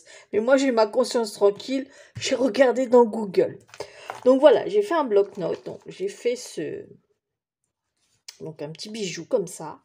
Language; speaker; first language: French; native; French